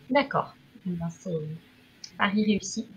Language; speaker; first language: French; native; French